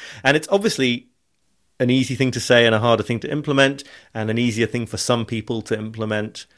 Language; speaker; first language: English; native; English